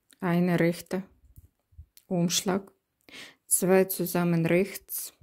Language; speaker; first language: German; non-native, learner; Russian